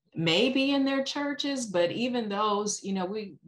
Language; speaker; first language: English; native; English